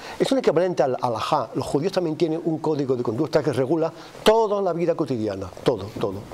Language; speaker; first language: Spanish; native; Spanish